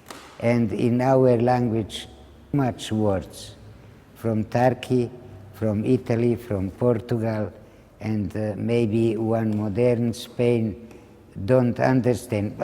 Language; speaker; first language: English; non-native, learner; Ladino